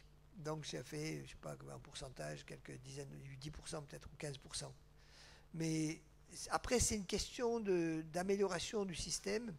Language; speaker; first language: French; native; French